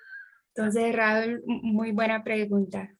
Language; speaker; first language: Spanish; non-native, fluent; English